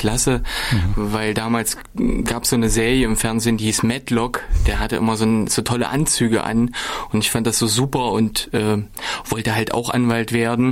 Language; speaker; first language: German; native; German